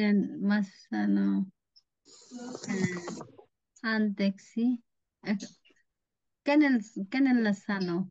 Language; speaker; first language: Finnish; non-native, learner; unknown